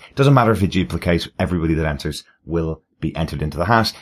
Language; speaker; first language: English; native; English